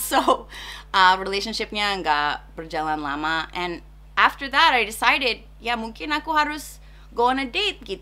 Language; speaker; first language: Indonesian; non-native, fluent; English